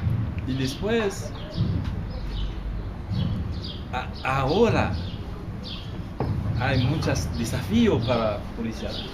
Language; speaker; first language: Spanish; non-native, learner; Haitian Creole